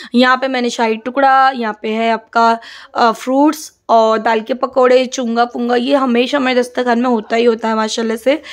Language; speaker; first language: Hindi; non-native, local second language; Assamese